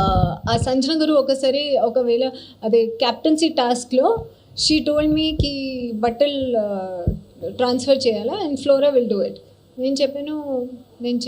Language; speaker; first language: Telugu; non-native, learner; Hindi